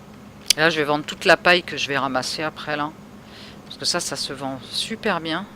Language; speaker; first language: French; native; French